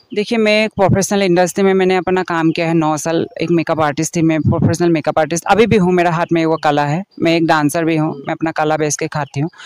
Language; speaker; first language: Hindi; non-native, local second language; Assamese